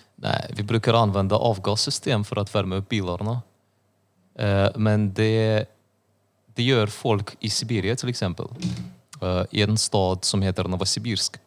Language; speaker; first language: Swedish; non-native, fluent; Russian